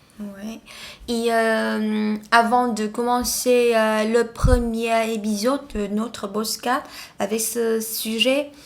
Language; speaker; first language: French; non-native, learner; Vietnamese